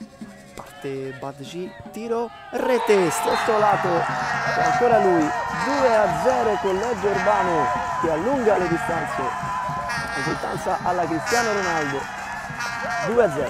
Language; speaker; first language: Italian; native; Italian